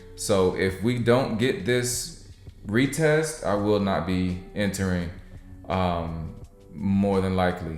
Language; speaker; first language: English; native; English